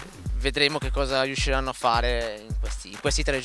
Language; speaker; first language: Italian; native; Italian